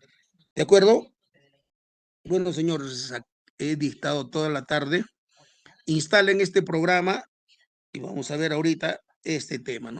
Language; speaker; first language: Spanish; native; Spanish